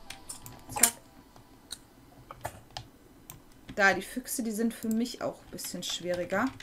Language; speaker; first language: German; native; German